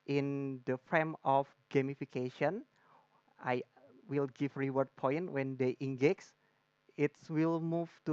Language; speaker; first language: English; non-native, learner; Indonesian